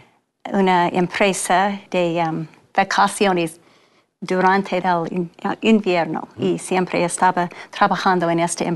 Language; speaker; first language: Spanish; non-native, learner; English